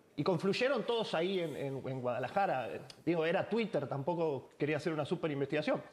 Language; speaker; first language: Spanish; native; Spanish